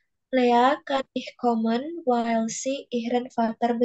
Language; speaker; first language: German; non-native, learner; Indonesian